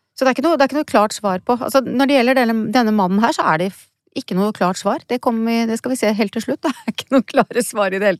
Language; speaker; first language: Norwegian; native; Norwegian